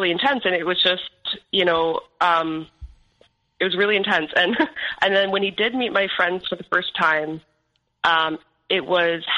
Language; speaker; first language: English; native; English